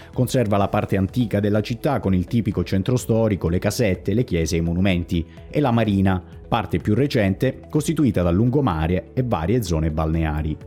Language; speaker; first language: Italian; native; Italian